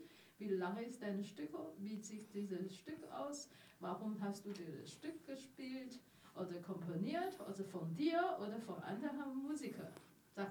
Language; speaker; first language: German; non-native, learner; Chinese